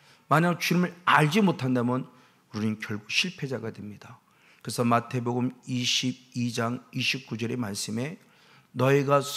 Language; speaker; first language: Korean; native; Korean